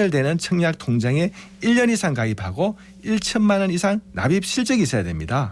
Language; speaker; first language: Korean; native; Korean